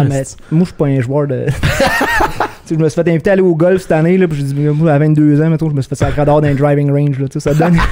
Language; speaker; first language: French; native; French